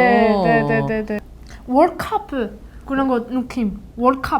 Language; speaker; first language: Korean; non-native, learner; Spanish